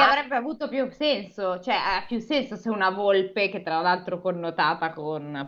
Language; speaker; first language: Italian; native; Italian